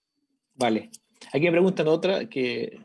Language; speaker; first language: Spanish; native; Spanish